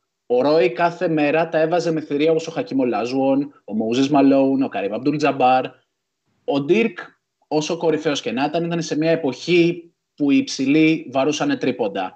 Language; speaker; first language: Greek; native; Greek